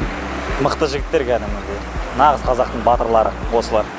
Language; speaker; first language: Kazakh; native; Kazakh